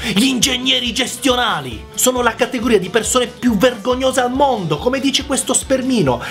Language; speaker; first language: Italian; early bilingual, other home language; Macedonian